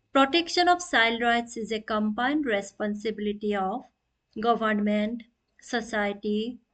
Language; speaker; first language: English; non-native, local second language; Assamese